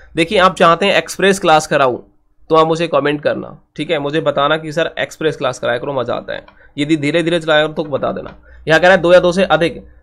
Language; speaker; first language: Hindi; native; Hindi